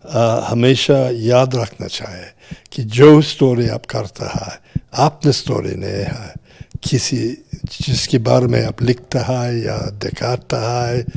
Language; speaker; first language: Hindi; non-native, fluent; English